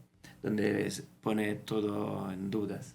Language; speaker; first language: Spanish; non-native, fluent; Italian